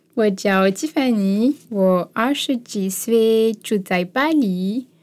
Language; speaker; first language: Chinese; non-native, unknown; French